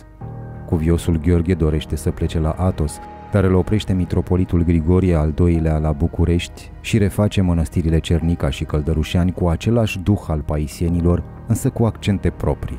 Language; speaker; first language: Romanian; native; Romanian